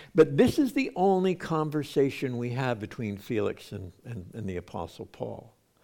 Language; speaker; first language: English; native; English